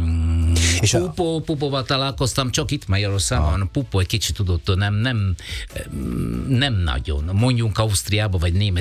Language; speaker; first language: Hungarian; non-native, learner; Italian